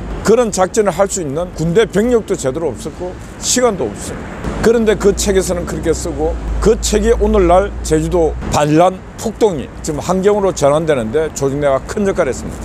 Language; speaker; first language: Korean; native; Korean